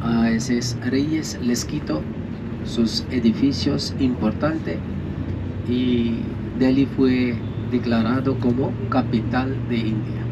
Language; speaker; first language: Spanish; non-native, fluent; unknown